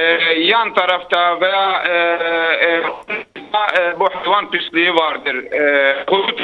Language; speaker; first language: Turkish; non-native, local second language; Kurdish